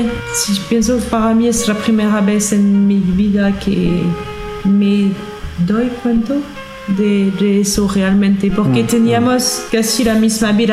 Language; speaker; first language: Spanish; non-native, fluent; French